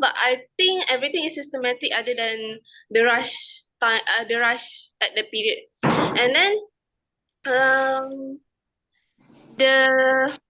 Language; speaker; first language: English; non-native, local second language; Malay